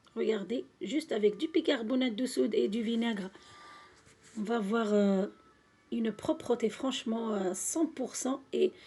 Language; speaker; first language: French; non-native, local second language; Arabic